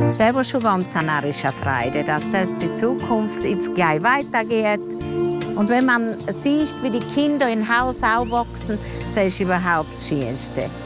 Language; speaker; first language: German; native; German